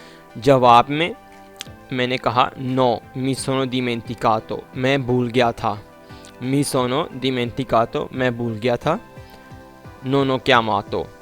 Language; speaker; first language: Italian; non-native, fluent; Urdu